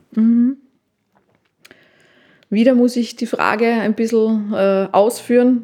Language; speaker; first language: German; native; German